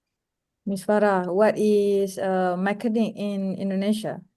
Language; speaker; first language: English; non-native, local second language; Malay